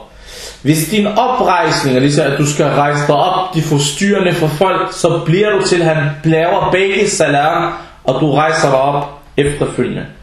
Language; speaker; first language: Danish; early bilingual, other home language; Arabic